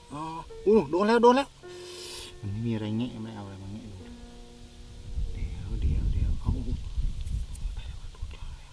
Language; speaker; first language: Thai; non-native, local second language; Khmer